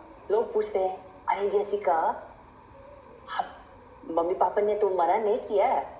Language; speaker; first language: Hindi; non-native, fluent; English